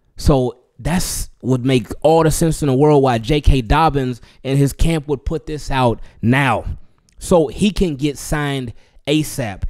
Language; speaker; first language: English; native; English